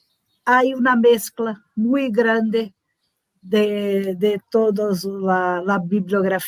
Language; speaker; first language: Spanish; non-native, learner; Portuguese